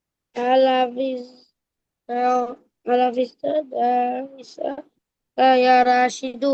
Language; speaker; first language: Arabic; non-native, learner; Bangla